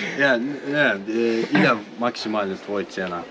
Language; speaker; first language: Polish; non-native, learner; Turkish